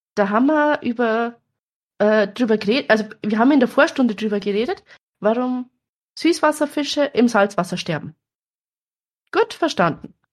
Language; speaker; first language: German; native; German